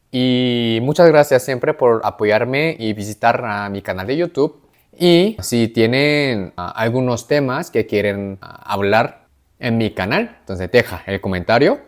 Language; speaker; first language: Spanish; non-native, fluent; Korean